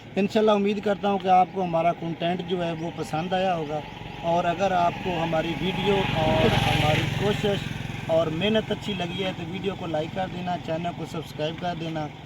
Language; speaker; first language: Urdu; non-native, local second language; Punjabi